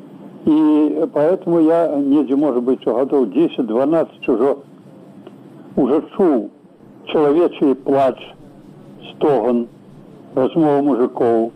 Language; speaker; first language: Belarusian; native; Belarusian